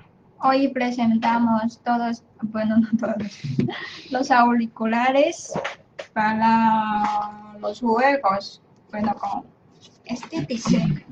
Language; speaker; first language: Spanish; non-native, fluent; Chinese